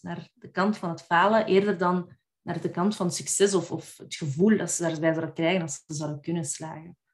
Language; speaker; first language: Dutch; native; Dutch